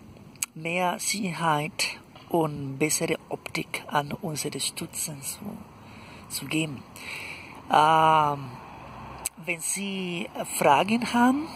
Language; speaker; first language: German; non-native, fluent; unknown